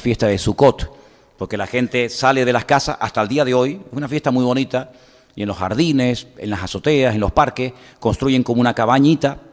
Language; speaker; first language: Spanish; native; Spanish